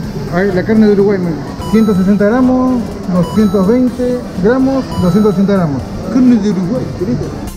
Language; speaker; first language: Spanish; native; Spanish